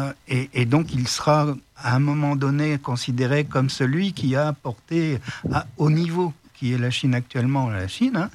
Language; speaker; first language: French; native; French